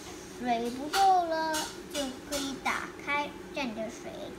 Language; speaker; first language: Chinese; early bilingual, heritage; Chinese